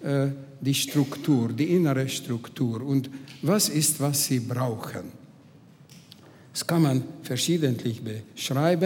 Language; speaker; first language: German; non-native, fluent; Hungarian